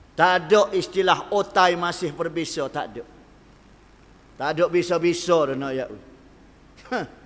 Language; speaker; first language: Malay; native; Malay